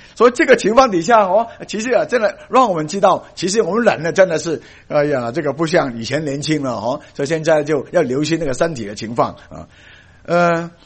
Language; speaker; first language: Chinese; non-native, local second language; Cantonese